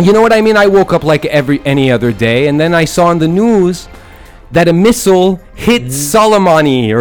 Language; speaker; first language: English; early bilingual, other home language; Persian